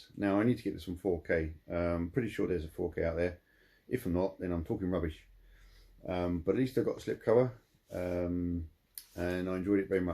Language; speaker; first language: English; native; English